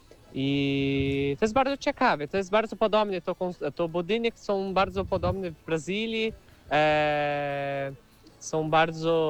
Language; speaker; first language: Polish; early bilingual, heritage; Portuguese